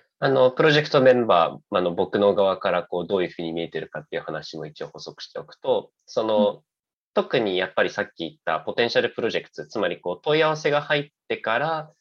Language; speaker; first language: Japanese; native; Japanese